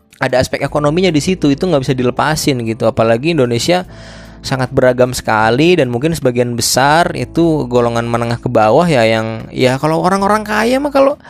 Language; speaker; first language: Indonesian; native; Indonesian